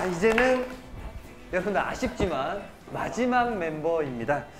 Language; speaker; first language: Korean; native; Korean